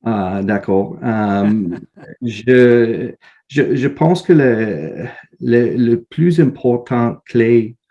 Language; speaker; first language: French; non-native, learner; English